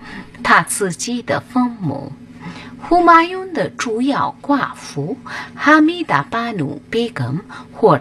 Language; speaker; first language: Chinese; non-native, fluent; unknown